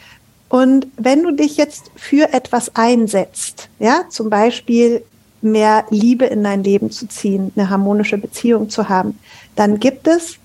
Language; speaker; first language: German; native; German